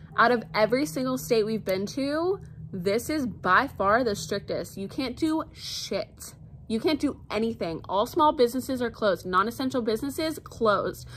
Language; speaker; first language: English; native; English